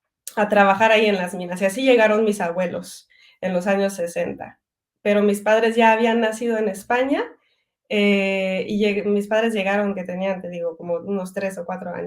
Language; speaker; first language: Spanish; early bilingual, heritage; French